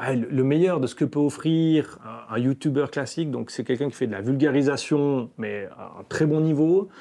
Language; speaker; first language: French; native; French